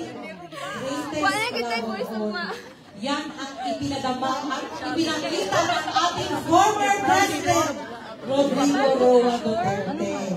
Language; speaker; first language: Filipino; non-native, local second language; Cebuano